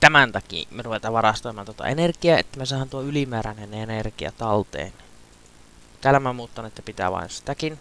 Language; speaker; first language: Finnish; native; Finnish